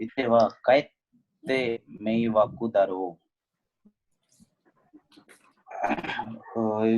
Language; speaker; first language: Japanese; non-native, learner; Hindi